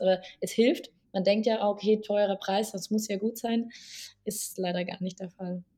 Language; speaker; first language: German; native; German